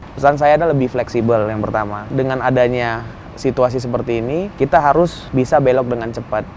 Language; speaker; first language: Indonesian; early bilingual, other home language; Spanish